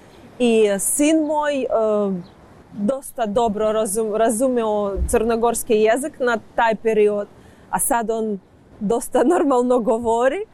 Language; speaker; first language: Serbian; non-native, learner; Ukrainian